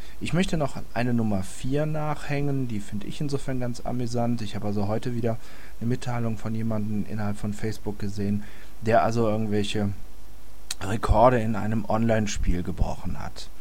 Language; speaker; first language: German; native; German